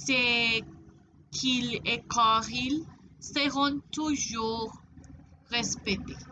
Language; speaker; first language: French; non-native, learner; Spanish